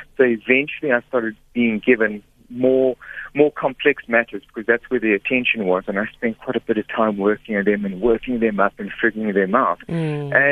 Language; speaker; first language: English; native; English